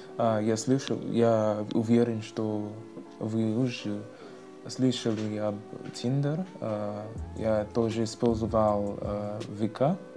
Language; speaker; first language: Russian; non-native, learner; English